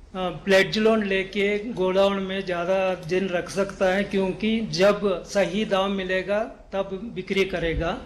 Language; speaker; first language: Hindi; non-native, local second language; Kannada